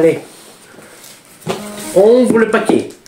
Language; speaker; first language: French; non-native, learner; Greek